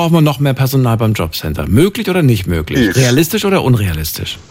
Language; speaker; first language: German; native; German